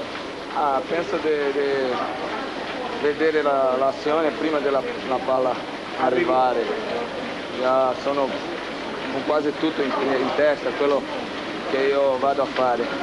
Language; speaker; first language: Italian; non-native, fluent; Portuguese